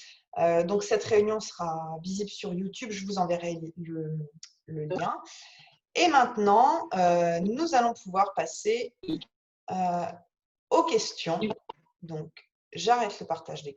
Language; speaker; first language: French; native; French